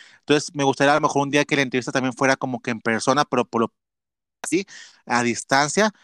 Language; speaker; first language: Spanish; native; Spanish